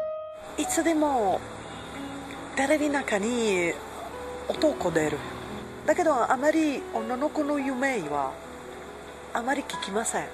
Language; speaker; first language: Japanese; non-native, learner; Italian